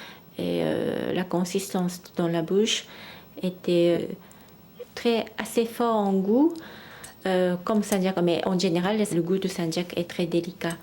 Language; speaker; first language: French; non-native, fluent; Japanese